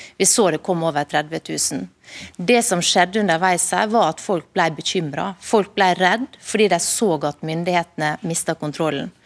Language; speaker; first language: Norwegian; native; Norwegian